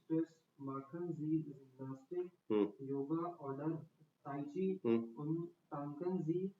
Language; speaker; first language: German; non-native, learner; Hindi